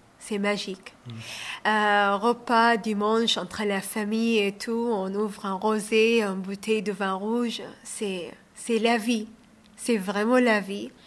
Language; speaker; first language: French; non-native, learner; Somali